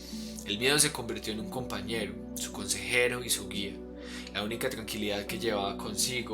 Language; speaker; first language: Spanish; native; Spanish